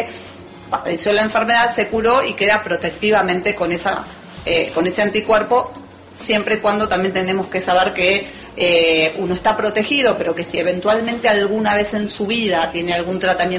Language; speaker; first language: Spanish; native; Spanish